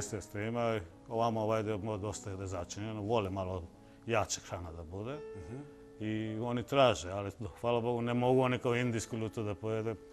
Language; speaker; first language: Croatian; non-native, fluent; Bangla